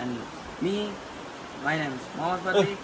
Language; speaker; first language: English; non-native, learner; Indonesian